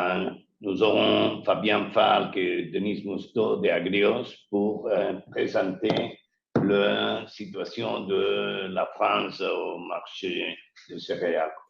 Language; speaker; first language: French; non-native, learner; Spanish